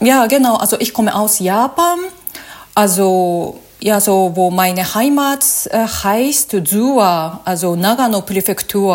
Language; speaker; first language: German; non-native, learner; Japanese